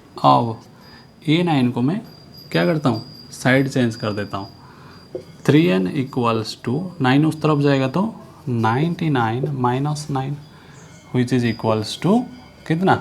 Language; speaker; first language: Hindi; non-native, local second language; Odia